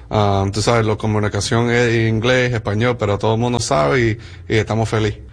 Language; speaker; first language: Spanish; early bilingual, heritage; English